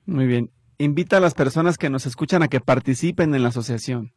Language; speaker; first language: Spanish; native; Spanish